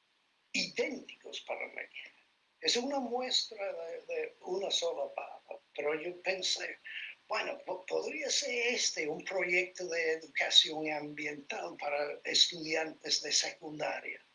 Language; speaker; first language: Spanish; non-native, fluent; English